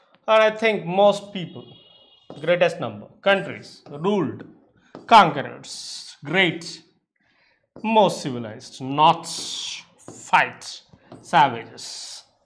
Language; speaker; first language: English; non-native, local second language; Telugu